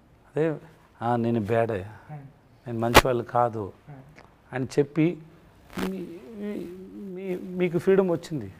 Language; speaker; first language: Telugu; non-native, learner; Tamil